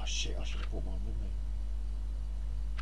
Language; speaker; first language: English; native; English